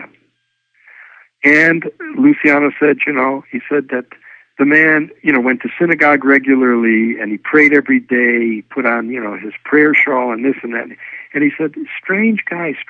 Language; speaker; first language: English; early bilingual, other home language; Yiddish